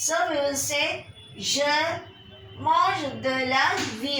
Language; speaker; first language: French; non-native, fluent; Bangla